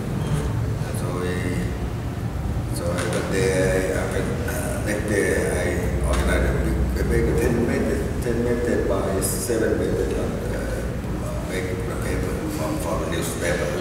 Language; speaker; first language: English; non-native, learner; Thai